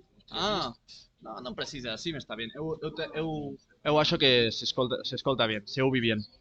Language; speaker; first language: Portuguese; non-native, learner; Catalan